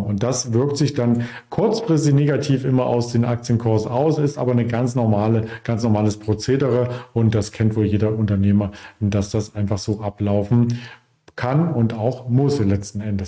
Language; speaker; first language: German; native; German